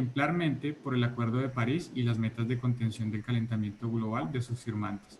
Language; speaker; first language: Spanish; native; Spanish